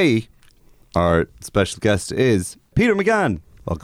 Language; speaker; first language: English; native; English